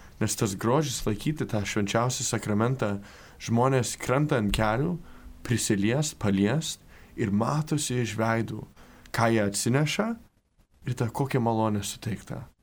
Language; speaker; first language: Lithuanian; early bilingual, heritage; Lithuanian